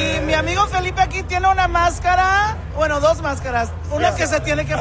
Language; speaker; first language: Spanish; early bilingual, heritage; Spanish